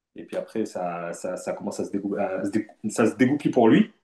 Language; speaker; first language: French; native; French